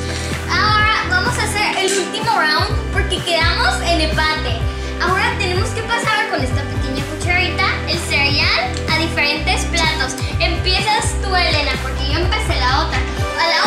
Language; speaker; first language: Spanish; native; Spanish